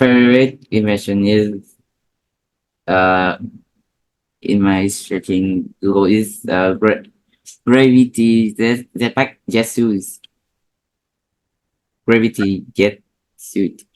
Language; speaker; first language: English; non-native, learner; Vietnamese